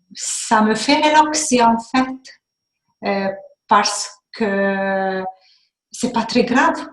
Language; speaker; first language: French; non-native, fluent; Hungarian